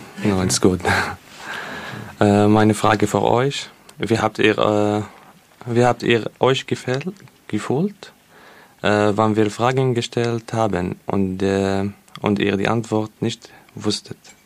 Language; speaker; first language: German; non-native, learner; Arabic